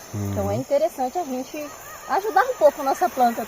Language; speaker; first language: Portuguese; native; Portuguese